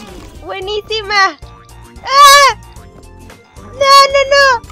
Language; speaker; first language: Spanish; native; Spanish